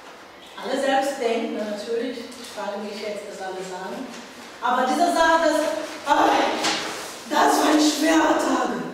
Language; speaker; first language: German; non-native, learner; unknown